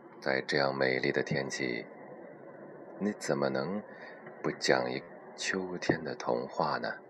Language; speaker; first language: Chinese; native; Chinese